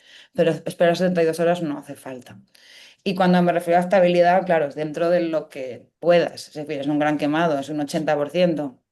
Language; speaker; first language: Spanish; native; Spanish